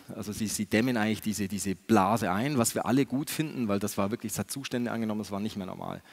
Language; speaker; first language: German; native; German